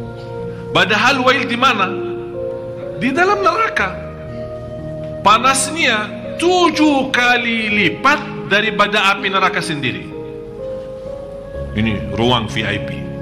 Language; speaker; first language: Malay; non-native, fluent; Arabic